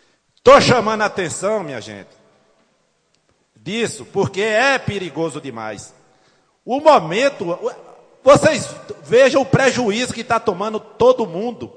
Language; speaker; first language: Portuguese; native; Portuguese